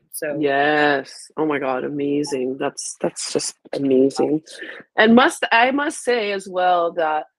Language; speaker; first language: English; early bilingual, other home language; Haitian Creole